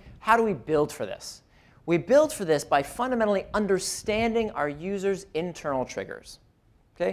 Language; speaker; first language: English; native; English